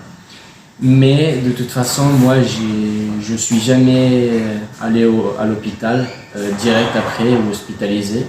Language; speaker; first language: French; non-native, fluent; Spanish